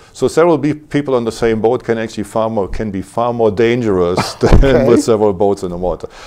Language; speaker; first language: English; non-native, fluent; German